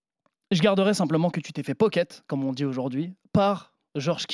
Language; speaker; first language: French; native; French